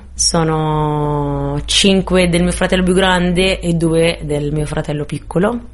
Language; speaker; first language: Italian; non-native, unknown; Arabic